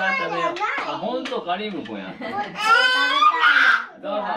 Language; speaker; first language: Japanese; native; Japanese